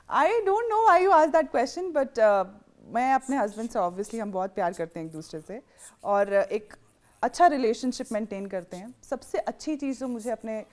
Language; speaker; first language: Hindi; native; Hindi